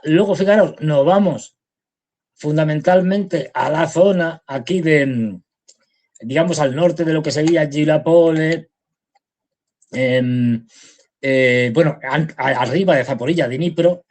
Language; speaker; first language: Spanish; native; Spanish